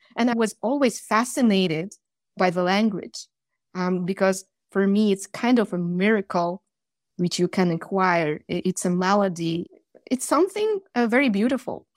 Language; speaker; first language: English; non-native, fluent; Russian